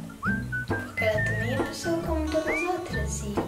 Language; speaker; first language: Portuguese; early bilingual, heritage; Portuguese